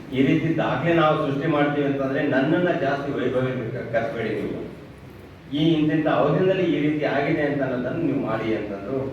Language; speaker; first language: Kannada; non-native, local second language; Lambadi